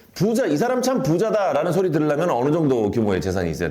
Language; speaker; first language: Korean; native; Korean